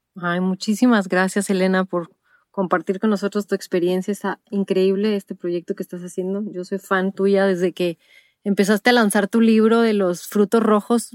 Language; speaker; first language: Spanish; native; Spanish